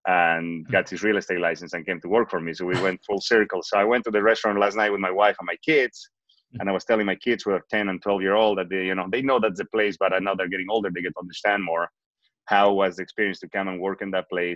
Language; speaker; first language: English; non-native, fluent; Spanish